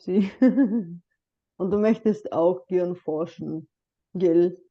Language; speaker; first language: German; non-native, fluent; Bulgarian